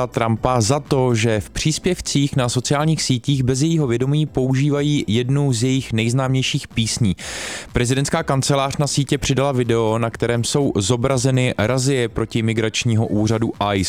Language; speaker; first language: Czech; native; Czech